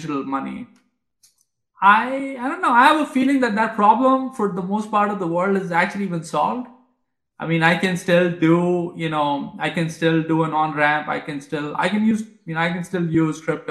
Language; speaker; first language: English; non-native, local second language; Hindi